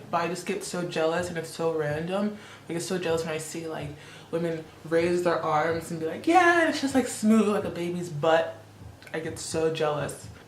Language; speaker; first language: English; early bilingual, other home language; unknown